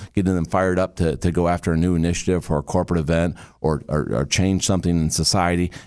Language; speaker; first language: English; native; English